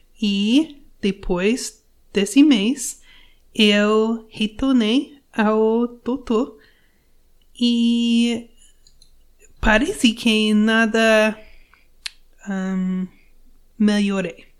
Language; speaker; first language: Portuguese; non-native, learner; English